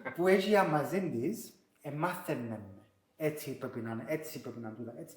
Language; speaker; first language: Greek; early bilingual, heritage; Greek